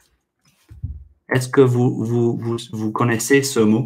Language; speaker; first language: French; non-native, fluent; English